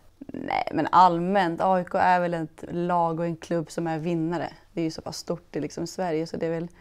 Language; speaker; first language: Swedish; early bilingual, other home language; Persian